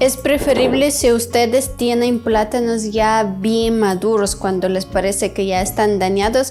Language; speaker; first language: Spanish; non-native, fluent; Ukrainian